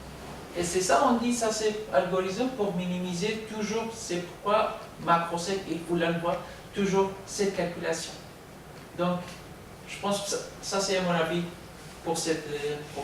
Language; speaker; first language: French; non-native, learner; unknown